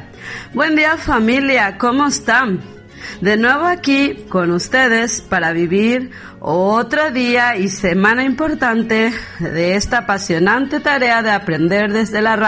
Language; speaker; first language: Spanish; native; Spanish